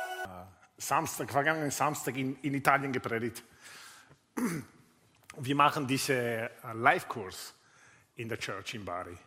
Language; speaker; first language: German; non-native, fluent; Italian